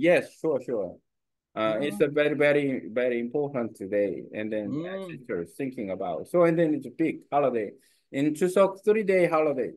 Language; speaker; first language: English; non-native, learner; Korean